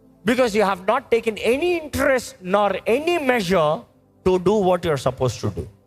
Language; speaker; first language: English; non-native, local second language; Telugu